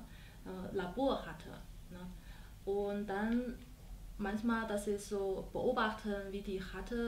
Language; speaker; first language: German; non-native, learner; Chinese